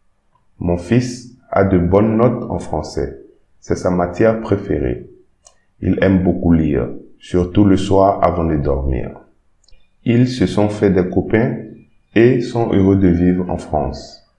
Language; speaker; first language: French; non-native, fluent; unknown